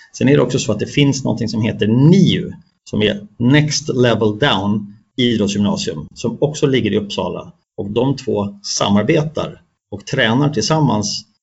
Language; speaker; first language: Swedish; native; Swedish